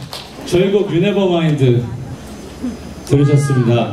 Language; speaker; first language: Korean; native; Korean